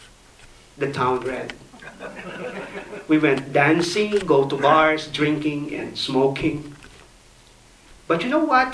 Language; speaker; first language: English; non-native, local second language; Filipino